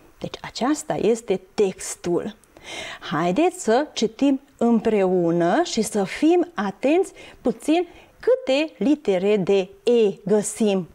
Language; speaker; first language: Romanian; non-native, local second language; Hungarian